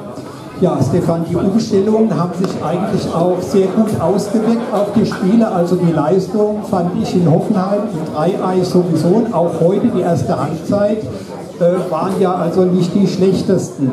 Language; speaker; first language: German; native; German